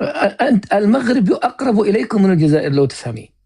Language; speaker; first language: Arabic; native; Arabic